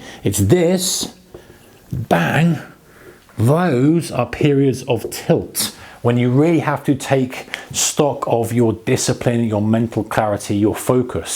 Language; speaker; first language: English; native; English